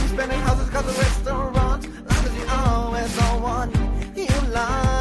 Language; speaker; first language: English; non-native, fluent; Spanish